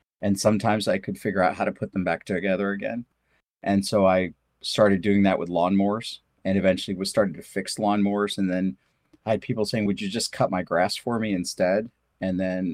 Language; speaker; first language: English; early bilingual, other home language; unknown